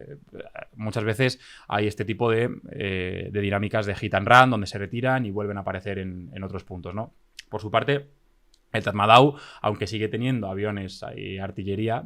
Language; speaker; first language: Spanish; native; Spanish